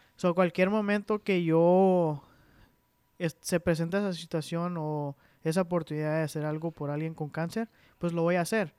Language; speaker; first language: Spanish; early bilingual, heritage; Spanish